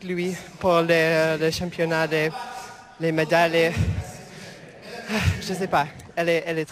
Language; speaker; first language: French; non-native, learner; English